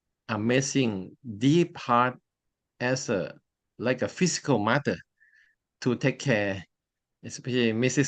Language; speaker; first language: English; non-native, learner; Thai